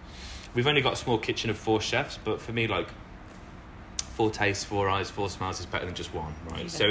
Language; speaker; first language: English; native; English